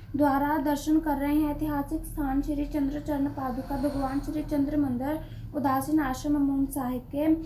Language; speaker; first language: Hindi; non-native, local second language; Punjabi